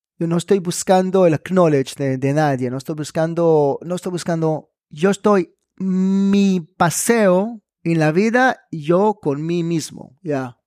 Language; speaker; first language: Spanish; non-native, fluent; Hebrew